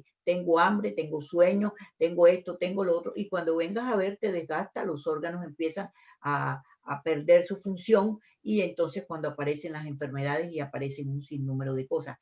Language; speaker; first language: Spanish; native; Spanish